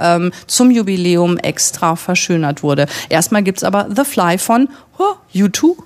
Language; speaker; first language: German; native; German